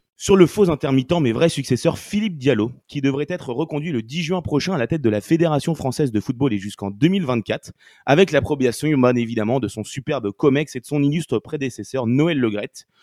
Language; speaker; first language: French; native; French